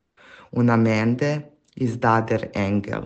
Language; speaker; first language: German; non-native, fluent; Serbian